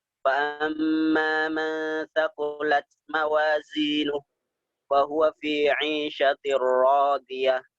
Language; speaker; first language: Arabic; non-native, learner; Indonesian